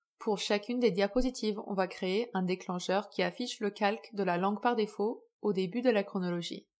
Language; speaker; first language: French; native; French